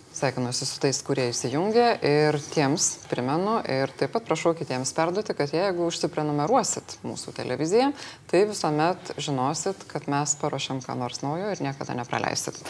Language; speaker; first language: Lithuanian; native; Lithuanian